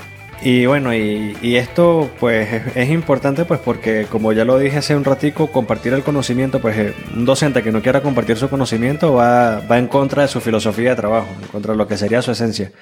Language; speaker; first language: Spanish; native; Spanish